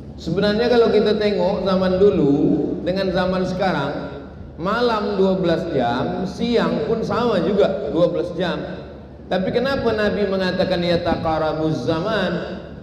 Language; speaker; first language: Malay; native; Malay